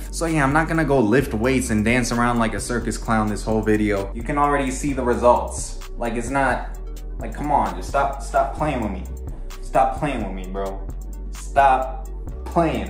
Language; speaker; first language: English; native; English